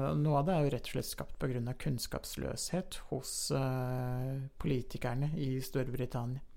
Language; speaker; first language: Norwegian; native; Norwegian